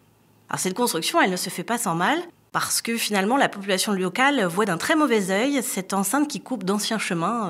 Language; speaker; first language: French; native; French